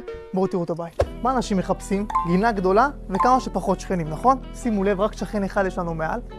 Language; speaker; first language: Hebrew; native; Hebrew